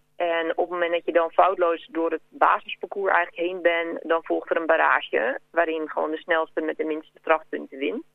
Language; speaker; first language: Dutch; native; Dutch